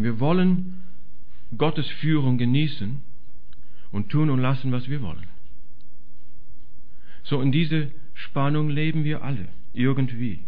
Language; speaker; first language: German; non-native, fluent; English